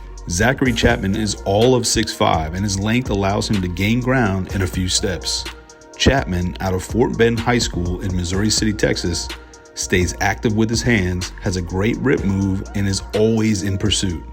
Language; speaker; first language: English; native; English